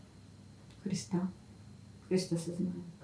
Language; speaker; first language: Russian; native; Russian